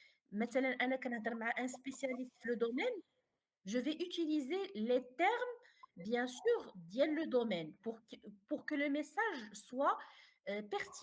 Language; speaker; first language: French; non-native, fluent; Arabic